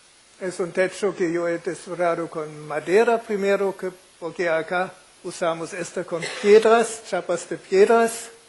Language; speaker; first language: Spanish; non-native, fluent; German